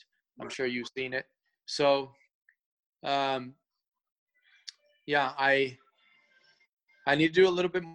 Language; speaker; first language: English; early bilingual, other home language; Spanish